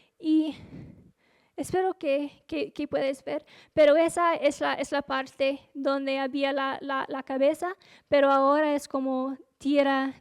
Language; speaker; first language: Spanish; non-native, fluent; English